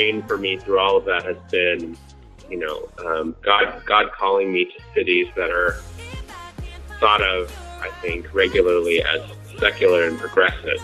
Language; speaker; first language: English; native; English